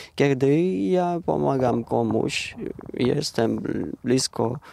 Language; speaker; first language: Polish; non-native, learner; Vietnamese